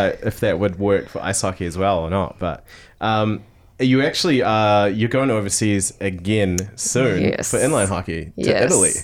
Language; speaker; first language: English; native; English